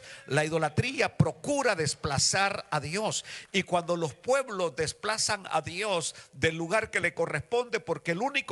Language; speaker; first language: Spanish; native; Spanish